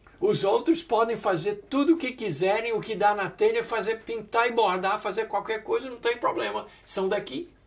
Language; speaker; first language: Portuguese; early bilingual, other home language; English